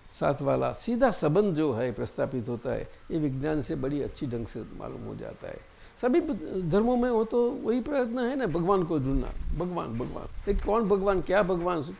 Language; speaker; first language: Hindi; non-native, local second language; Gujarati